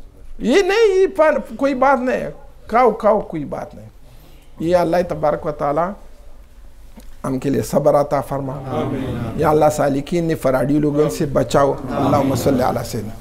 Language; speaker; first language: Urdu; non-native, local second language; Pashto